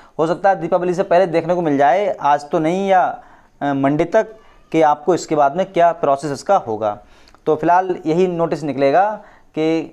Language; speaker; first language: Hindi; native; Hindi